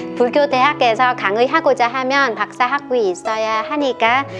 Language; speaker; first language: Korean; non-native, fluent; Vietnamese